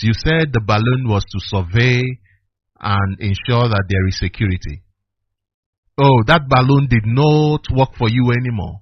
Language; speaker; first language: English; non-native, local second language; Igbo